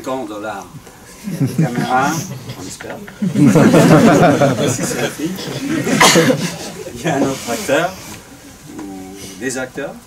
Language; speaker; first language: French; non-native, fluent; English